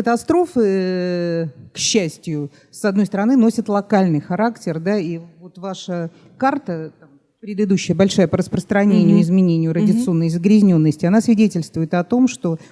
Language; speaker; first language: Russian; native; Russian